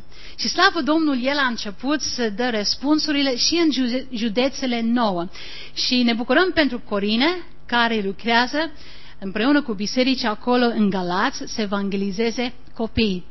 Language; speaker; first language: Romanian; non-native, learner; English